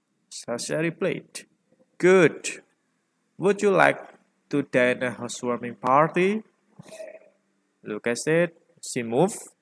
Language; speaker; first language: English; non-native, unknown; Indonesian